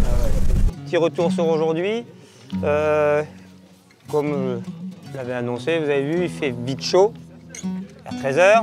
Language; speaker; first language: French; native; French